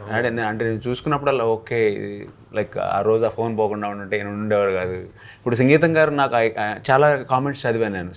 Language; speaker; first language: Telugu; native; Telugu